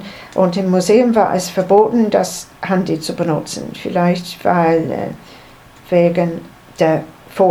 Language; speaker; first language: German; non-native, learner; English